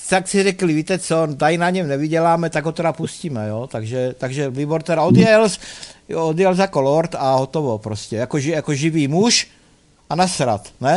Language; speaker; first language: Czech; native; Czech